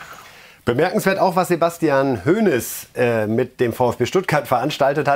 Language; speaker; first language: German; native; German